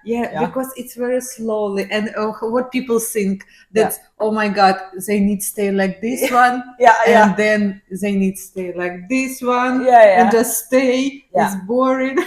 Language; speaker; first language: English; non-native, learner; Ukrainian